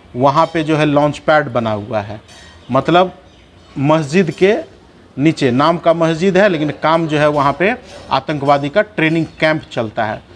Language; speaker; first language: Hindi; native; Hindi